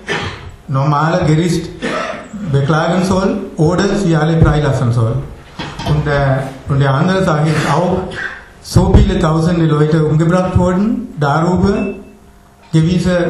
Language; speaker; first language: German; non-native, fluent; Tamil